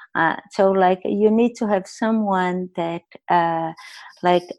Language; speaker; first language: English; non-native, fluent; Portuguese